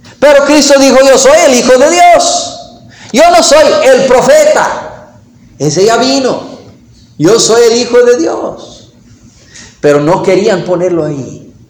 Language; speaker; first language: Spanish; non-native, fluent; English